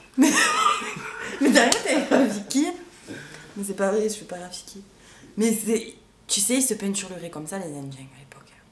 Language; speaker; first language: French; native; French